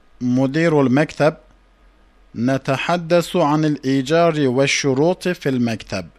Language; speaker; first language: Arabic; non-native, fluent; Turkish